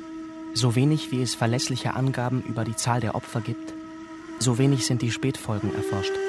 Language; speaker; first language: German; native; German